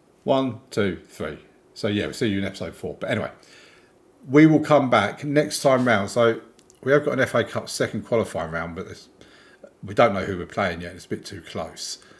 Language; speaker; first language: English; native; English